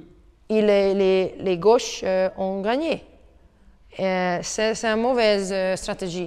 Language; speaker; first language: French; non-native, learner; Hungarian